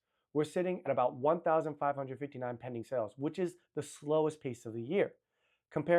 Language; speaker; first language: English; native; English